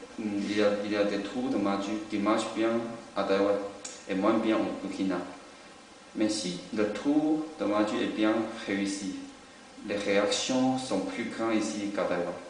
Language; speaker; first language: French; non-native, learner; Chinese